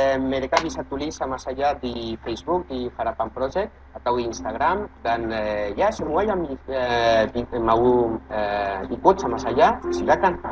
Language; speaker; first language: Indonesian; non-native, fluent; Catalan